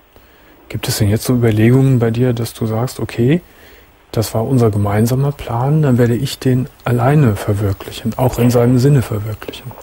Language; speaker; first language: German; native; German